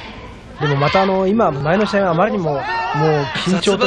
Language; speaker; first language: Japanese; native; Japanese